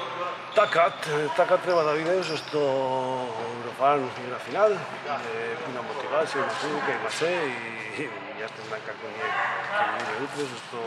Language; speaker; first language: Macedonian; non-native, learner; Spanish